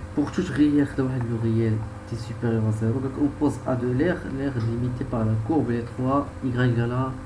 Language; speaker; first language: French; non-native, local second language; Arabic